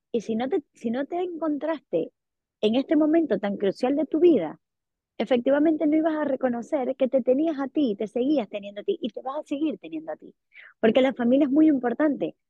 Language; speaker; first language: Spanish; native; Spanish